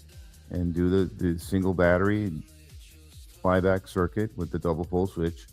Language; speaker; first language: English; native; English